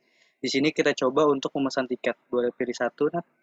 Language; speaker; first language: Indonesian; native; Indonesian